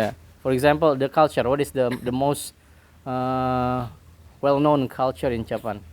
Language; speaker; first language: English; non-native, learner; Indonesian